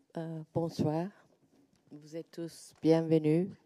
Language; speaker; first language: French; non-native, learner; Turkish